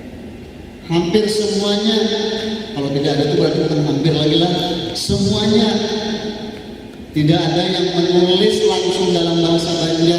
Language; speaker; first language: Indonesian; non-native, local second language; Banjar